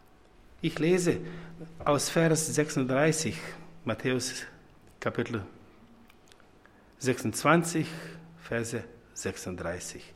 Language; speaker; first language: German; non-native, fluent; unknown